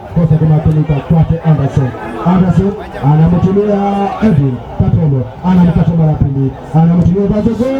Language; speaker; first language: Swahili; non-native, local second language; Luyia